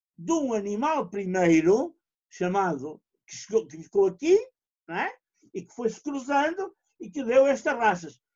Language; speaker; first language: Portuguese; native; Portuguese